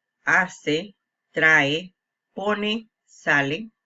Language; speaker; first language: Spanish; non-native, fluent; English